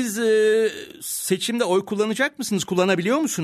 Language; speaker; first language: Turkish; native; Turkish